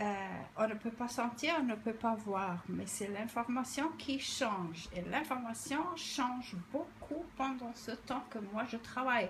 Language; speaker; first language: French; non-native, fluent; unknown